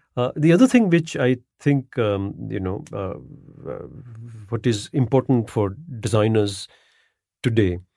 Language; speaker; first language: English; non-native, local second language; Gujarati